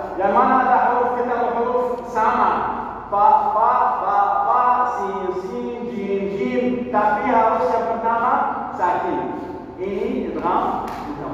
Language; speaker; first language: Indonesian; non-native, learner; Arabic